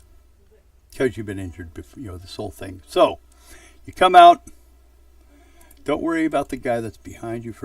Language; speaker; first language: English; native; English